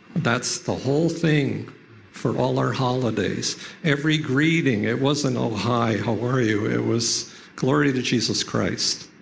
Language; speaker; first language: English; early bilingual, other home language; Ukrainian